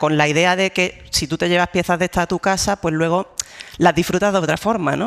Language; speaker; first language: Spanish; native; Spanish